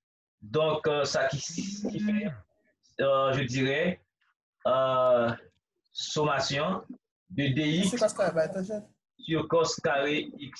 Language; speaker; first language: French; non-native, local second language; Haitian Creole